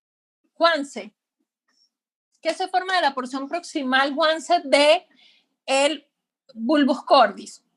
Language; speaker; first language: Spanish; native; Spanish